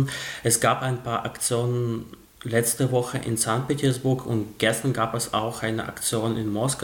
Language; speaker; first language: German; non-native, fluent; Russian